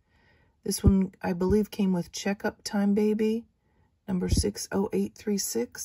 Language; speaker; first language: English; native; English